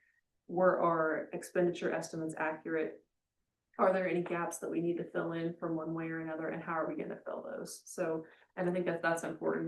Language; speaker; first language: English; native; English